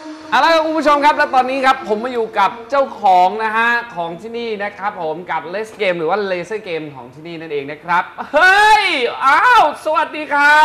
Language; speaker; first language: Thai; native; Thai